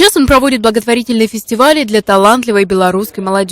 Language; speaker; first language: Russian; native; Russian